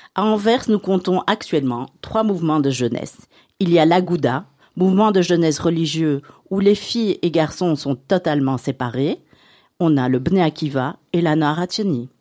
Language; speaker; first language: French; native; French